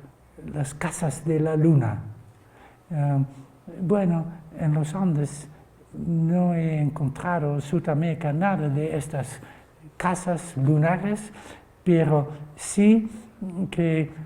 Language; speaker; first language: Spanish; non-native, fluent; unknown